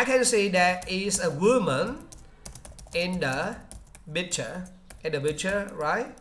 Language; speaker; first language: English; non-native, learner; Vietnamese